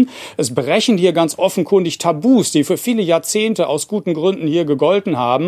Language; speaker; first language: German; native; German